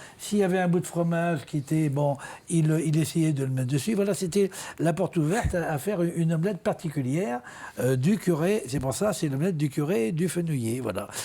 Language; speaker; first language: French; native; French